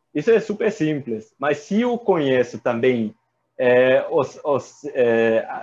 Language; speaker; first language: Portuguese; non-native, fluent; German